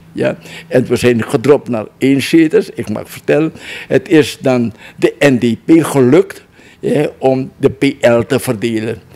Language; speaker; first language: Dutch; non-native, local second language; Javanese